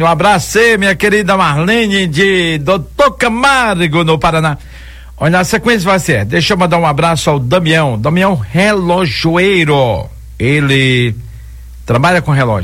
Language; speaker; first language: Portuguese; native; Portuguese